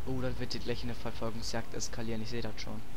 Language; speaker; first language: German; native; German